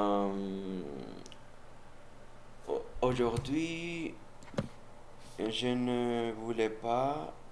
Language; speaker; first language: French; non-native, learner; Spanish